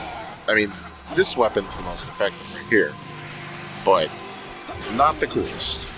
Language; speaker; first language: English; native; English